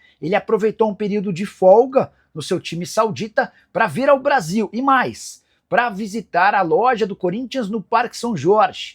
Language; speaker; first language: Portuguese; native; Portuguese